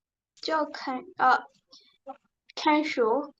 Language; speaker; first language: Chinese; non-native, learner; Burmese